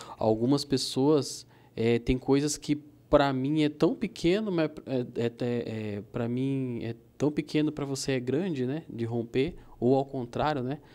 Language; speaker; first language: Portuguese; native; Portuguese